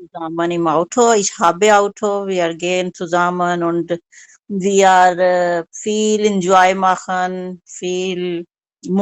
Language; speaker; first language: German; non-native, learner; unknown